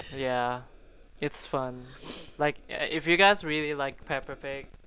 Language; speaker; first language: English; non-native, local second language; Chinese